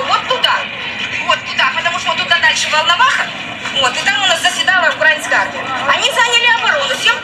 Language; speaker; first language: Russian; native; Russian